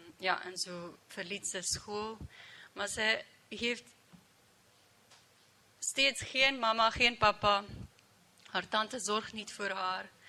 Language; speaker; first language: Dutch; non-native, learner; English